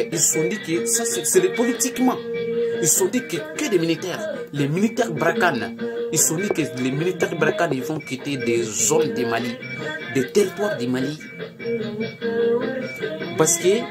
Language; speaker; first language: French; non-native, learner; Bambara